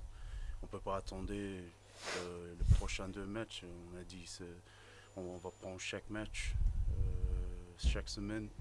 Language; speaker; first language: French; non-native, fluent; English